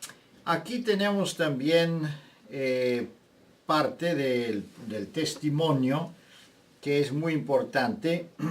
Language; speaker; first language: Spanish; non-native, fluent; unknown